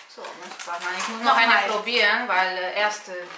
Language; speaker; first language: German; non-native, fluent; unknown